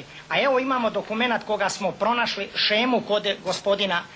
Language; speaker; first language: Bosnian; native; Bosnian